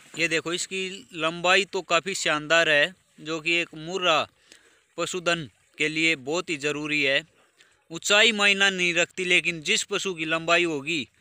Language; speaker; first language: Hindi; native; Hindi